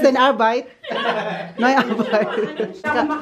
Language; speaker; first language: German; non-native, learner; Filipino